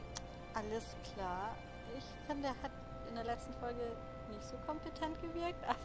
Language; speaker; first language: German; native; German